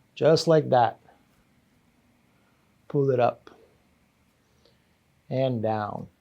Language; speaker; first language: English; non-native, fluent; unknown